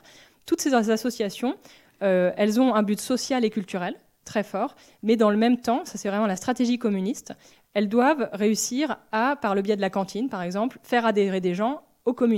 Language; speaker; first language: French; native; French